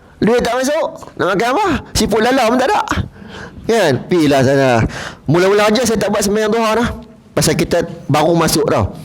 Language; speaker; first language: Malay; native; Malay